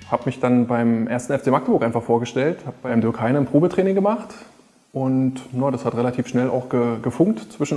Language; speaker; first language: German; native; German